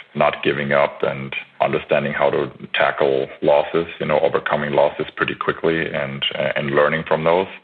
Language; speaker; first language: English; non-native, fluent; German